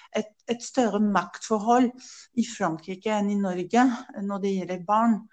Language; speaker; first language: Norwegian; non-native, fluent; French